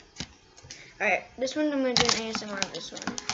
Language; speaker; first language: English; native; English